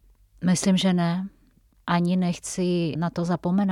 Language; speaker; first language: Czech; non-native, fluent; Tatar